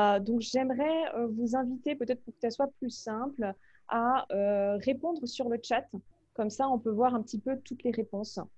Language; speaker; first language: French; native; French